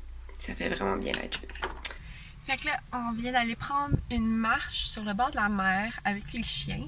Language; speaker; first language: French; native; French